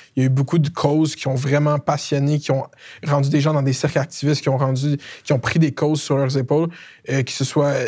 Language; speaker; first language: French; native; French